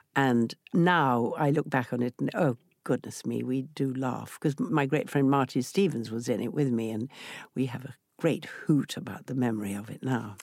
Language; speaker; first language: English; native; English